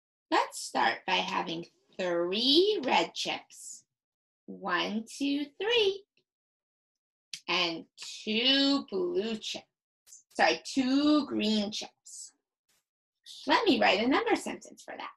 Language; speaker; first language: English; native; English